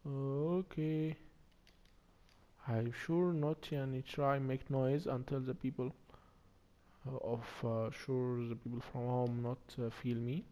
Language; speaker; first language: English; non-native, learner; Arabic